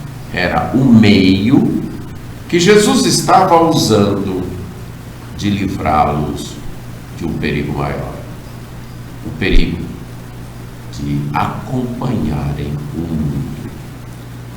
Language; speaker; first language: Portuguese; native; Portuguese